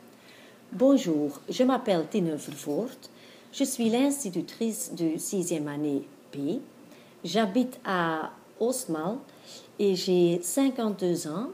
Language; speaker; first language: French; non-native, fluent; Dutch